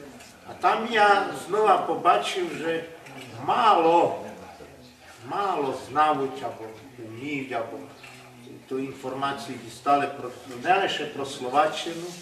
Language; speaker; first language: Ukrainian; early bilingual, heritage; Ukrainian